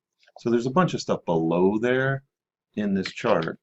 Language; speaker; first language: English; native; English